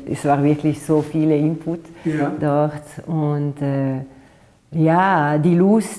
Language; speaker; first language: German; non-native, fluent; Italian